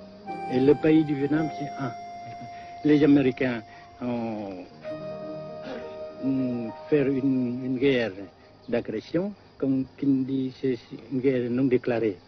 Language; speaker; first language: French; non-native, local second language; Vietnamese